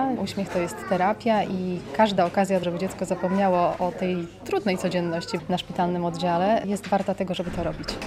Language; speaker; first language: Polish; native; Polish